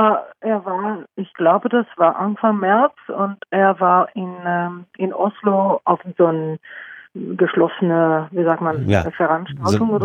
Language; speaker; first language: German; non-native, fluent; Norwegian